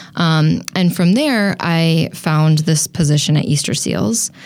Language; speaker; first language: English; native; English